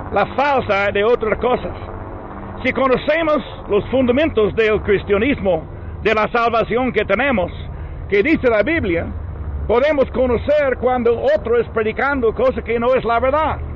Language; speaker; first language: Spanish; non-native, learner; English